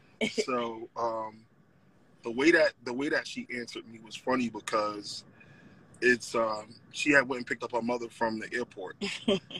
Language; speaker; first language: English; native; English